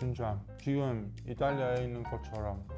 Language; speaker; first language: Korean; non-native, fluent; Italian